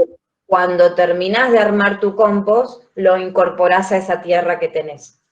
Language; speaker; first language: Spanish; native; Spanish